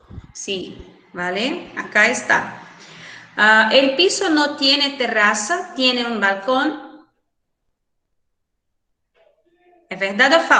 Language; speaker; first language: Spanish; non-native, fluent; Portuguese